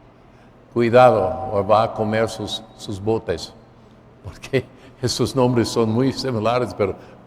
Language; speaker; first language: Spanish; non-native, fluent; English